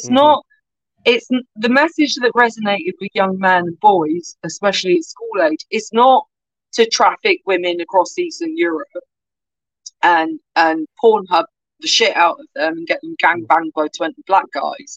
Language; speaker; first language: English; native; English